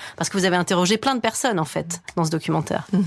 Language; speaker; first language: French; native; French